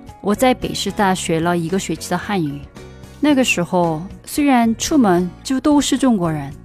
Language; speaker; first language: Chinese; non-native, fluent; Korean